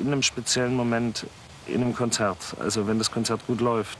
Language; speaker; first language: German; native; German